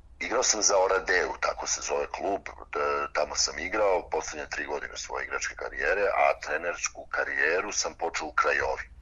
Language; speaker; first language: Serbian; native; Serbian